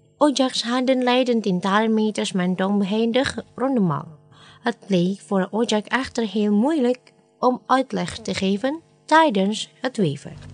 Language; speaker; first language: Dutch; non-native, fluent; Indonesian